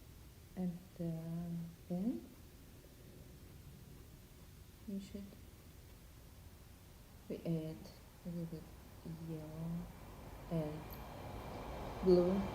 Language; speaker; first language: English; non-native, learner; Russian